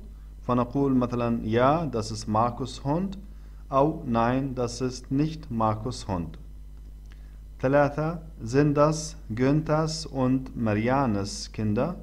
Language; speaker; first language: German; non-native, fluent; Arabic